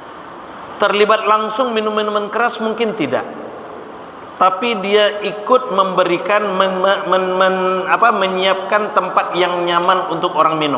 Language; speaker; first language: Indonesian; native; Indonesian